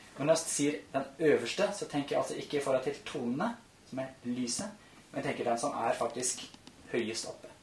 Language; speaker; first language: Norwegian; non-native, fluent; German